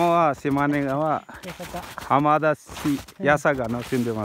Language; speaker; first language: Japanese; non-native, learner; Hindi